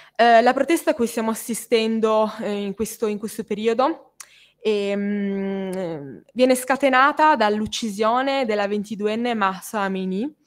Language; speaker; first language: Italian; native; Italian